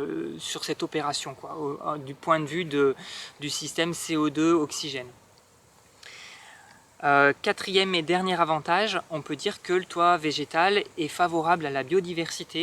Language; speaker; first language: French; native; French